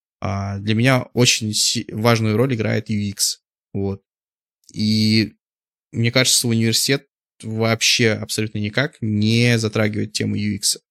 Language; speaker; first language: Russian; native; Russian